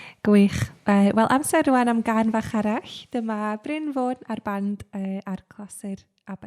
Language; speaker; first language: Welsh; native; Welsh